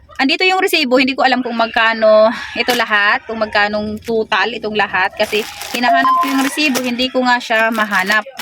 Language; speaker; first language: Filipino; non-native, local second language; Waray